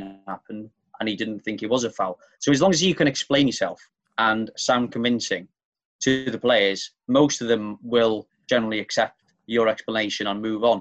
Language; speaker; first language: English; native; English